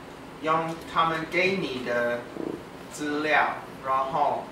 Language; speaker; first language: Chinese; non-native, fluent; English